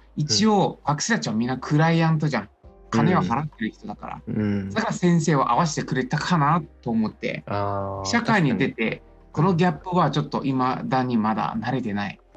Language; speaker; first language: Japanese; non-native, fluent; Chinese